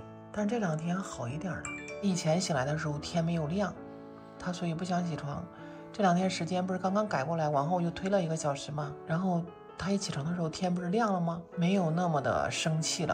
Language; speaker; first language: Chinese; native; Chinese